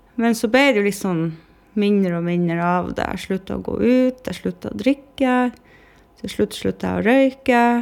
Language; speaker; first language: Norwegian; native; Norwegian